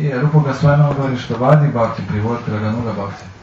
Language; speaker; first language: Russian; native; Russian